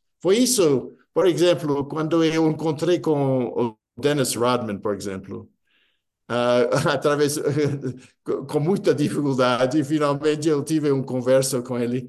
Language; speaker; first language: Portuguese; non-native, fluent; English